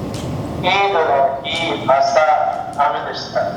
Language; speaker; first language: Japanese; non-native, learner; Bangla